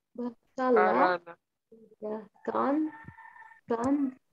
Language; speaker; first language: Indonesian; non-native, learner; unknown